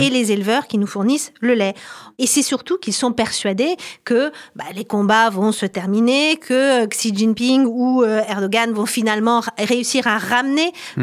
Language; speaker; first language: French; native; French